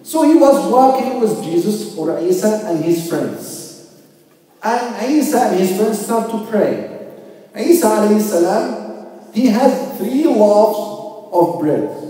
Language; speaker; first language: English; non-native, fluent; Arabic